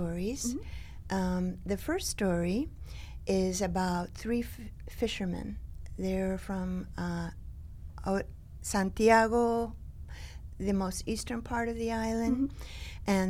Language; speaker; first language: English; early bilingual, other home language; Spanish